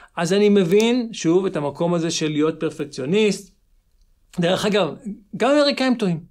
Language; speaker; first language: Hebrew; native; Hebrew